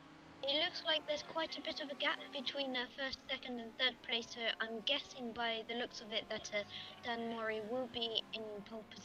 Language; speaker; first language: English; native; English